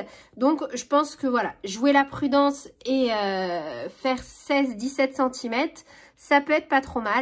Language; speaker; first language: French; native; French